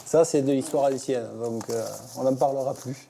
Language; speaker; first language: French; native; French